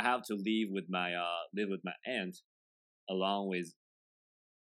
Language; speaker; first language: English; non-native, fluent; Chinese